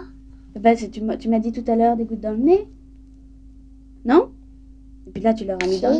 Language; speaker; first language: French; native; French